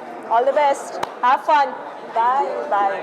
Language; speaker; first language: Hindi; native; Hindi